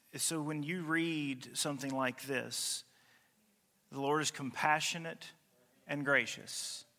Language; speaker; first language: English; native; English